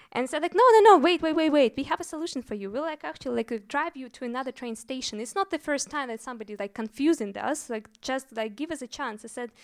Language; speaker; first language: English; non-native, fluent; Russian